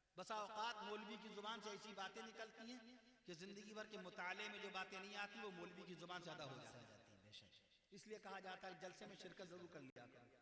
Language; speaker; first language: Urdu; native; Urdu